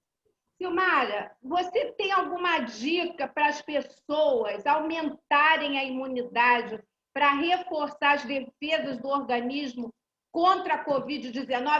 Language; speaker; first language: Portuguese; native; Portuguese